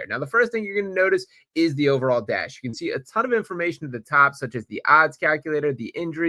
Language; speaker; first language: English; native; English